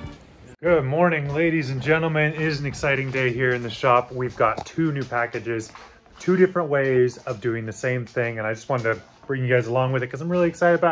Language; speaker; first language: English; native; English